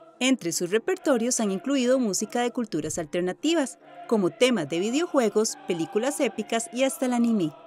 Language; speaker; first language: Spanish; native; Spanish